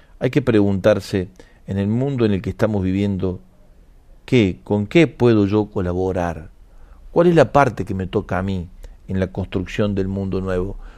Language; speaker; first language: Spanish; native; Spanish